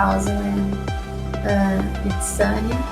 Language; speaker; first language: English; non-native, learner; Portuguese